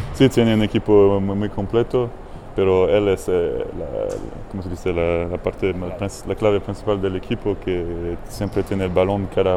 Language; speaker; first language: Spanish; non-native, fluent; French